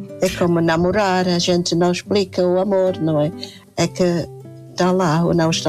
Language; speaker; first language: Portuguese; non-native, fluent; English